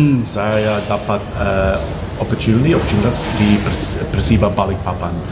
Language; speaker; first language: Indonesian; non-native, fluent; English